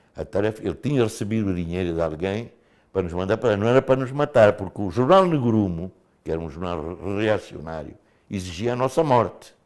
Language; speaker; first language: Portuguese; native; Portuguese